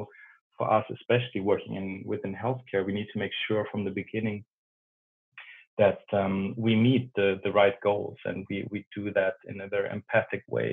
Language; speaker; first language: English; non-native, fluent; German